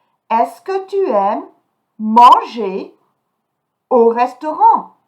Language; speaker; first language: French; non-native, fluent; English